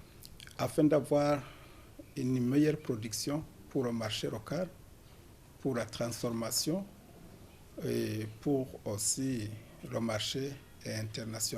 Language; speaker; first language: French; non-native, local second language; Rundi